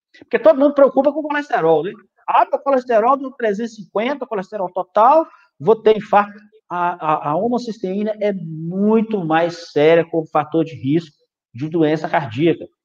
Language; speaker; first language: Portuguese; native; Portuguese